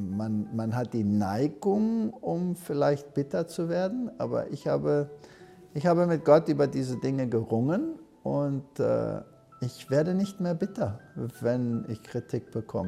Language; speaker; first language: German; early bilingual, heritage; German